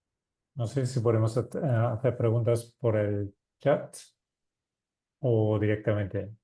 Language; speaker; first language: Spanish; non-native, fluent; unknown